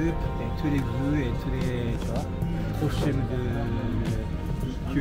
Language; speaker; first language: French; non-native, learner; Japanese